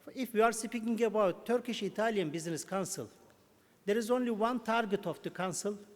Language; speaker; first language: English; non-native, fluent; Turkish